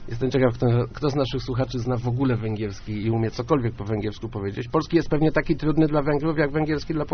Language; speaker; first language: Polish; native; Polish